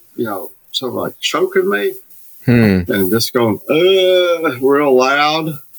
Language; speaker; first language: English; native; English